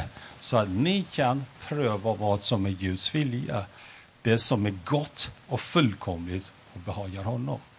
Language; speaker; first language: Swedish; non-native, fluent; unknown